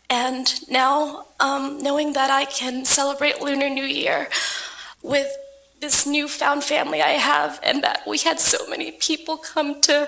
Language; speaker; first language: English; native; English